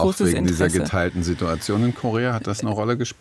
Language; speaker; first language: German; native; German